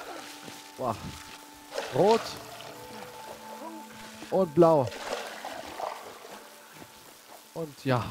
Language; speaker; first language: German; native; German